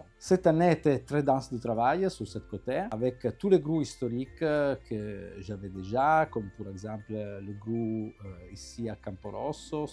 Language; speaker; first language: French; non-native, fluent; Italian